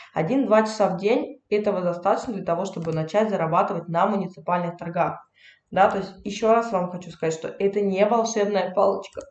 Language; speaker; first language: Russian; native; Russian